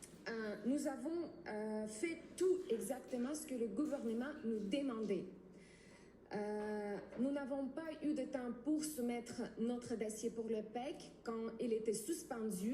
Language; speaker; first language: French; non-native, learner; Ukrainian